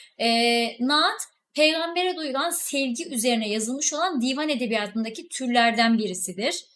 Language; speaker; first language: Turkish; native; Turkish